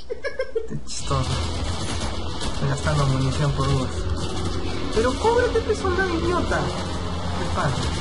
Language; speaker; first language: Spanish; native; Spanish